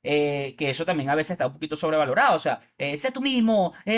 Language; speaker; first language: Spanish; native; Spanish